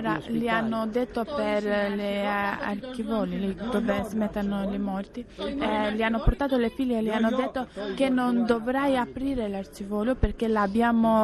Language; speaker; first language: Italian; non-native, learner; Albanian